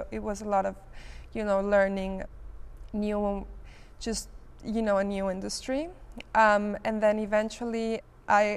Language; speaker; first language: English; non-native, fluent; Spanish